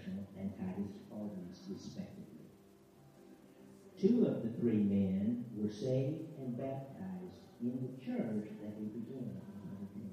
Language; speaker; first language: English; native; English